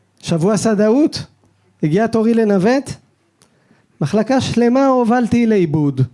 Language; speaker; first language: Hebrew; early bilingual, other home language; French